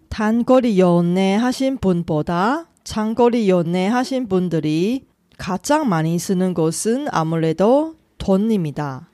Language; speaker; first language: Korean; non-native, fluent; Chinese